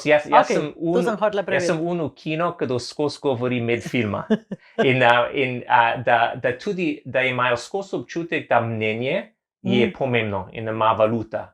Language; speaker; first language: Slovenian; non-native, learner; English